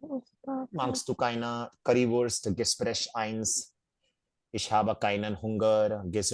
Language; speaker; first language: German; non-native, fluent; Hindi